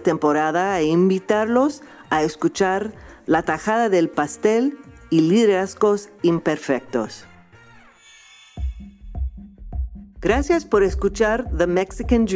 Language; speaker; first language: Spanish; non-native, fluent; English